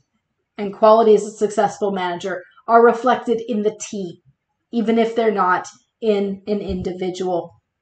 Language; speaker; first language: English; native; English